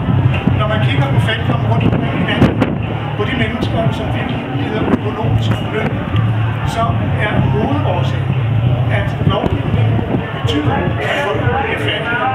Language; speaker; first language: Danish; native; Danish